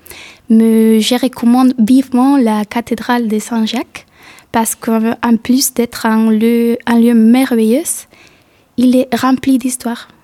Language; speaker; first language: French; non-native, fluent; Galician